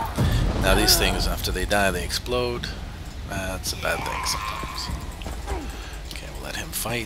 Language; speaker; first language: English; native; English